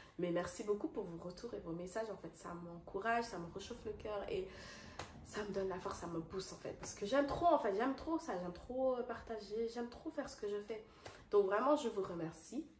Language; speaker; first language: French; non-native, fluent; Dutch